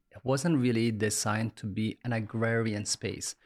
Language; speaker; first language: English; non-native, fluent; Italian